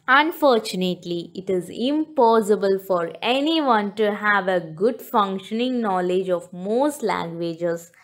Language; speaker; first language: English; non-native, local second language; Tamil